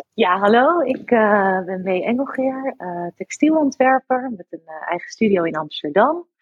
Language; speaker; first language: Dutch; native; Dutch